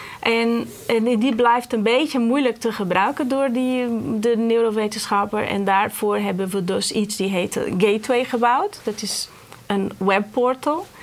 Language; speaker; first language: Dutch; non-native, fluent; Portuguese